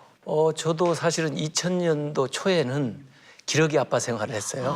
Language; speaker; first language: Korean; native; Korean